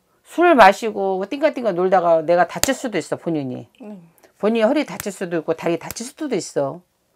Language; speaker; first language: Korean; native; Korean